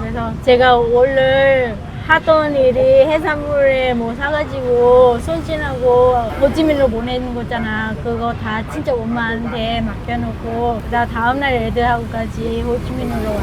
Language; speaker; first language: Korean; non-native, learner; Vietnamese